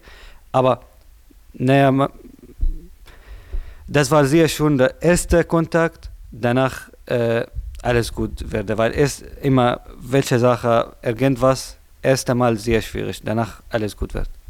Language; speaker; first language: German; non-native, learner; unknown